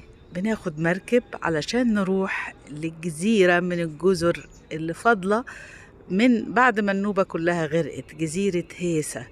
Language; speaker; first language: Arabic; native; Arabic